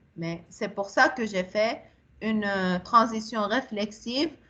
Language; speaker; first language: French; non-native, local second language; Arabic